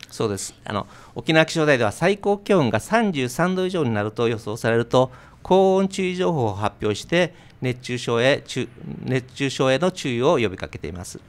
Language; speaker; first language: Japanese; native; Japanese